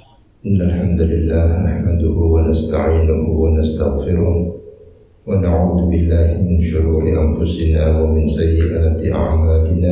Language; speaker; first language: Arabic; non-native, fluent; Indonesian